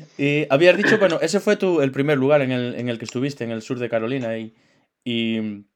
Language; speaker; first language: Spanish; native; Spanish